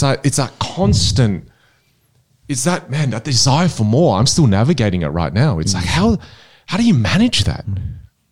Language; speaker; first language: English; non-native, local second language; Min Nan Chinese